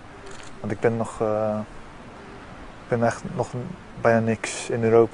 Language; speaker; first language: Dutch; early bilingual, heritage; Dutch